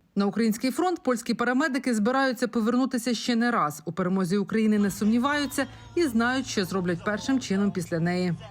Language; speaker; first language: Ukrainian; native; Ukrainian